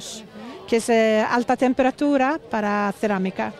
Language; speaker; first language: Spanish; non-native, fluent; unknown